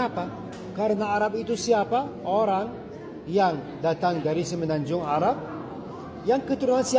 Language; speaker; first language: Indonesian; non-native, fluent; Arabic